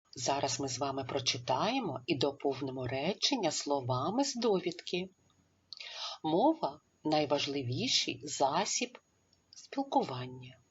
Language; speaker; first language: Ukrainian; native; Ukrainian